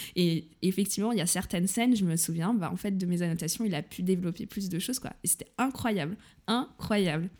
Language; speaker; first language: French; native; French